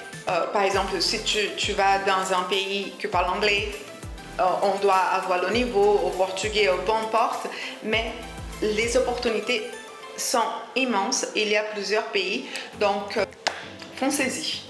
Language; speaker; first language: French; non-native, fluent; Portuguese